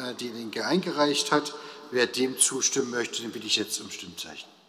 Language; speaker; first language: German; native; German